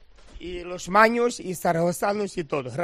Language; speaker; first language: Spanish; non-native, learner; Ukrainian